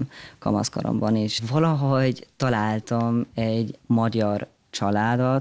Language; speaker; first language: Hungarian; non-native, fluent; German